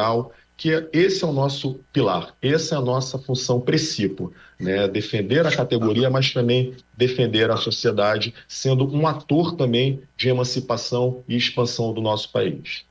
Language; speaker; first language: Portuguese; native; Portuguese